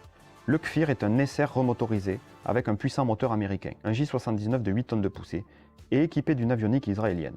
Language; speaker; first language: French; native; French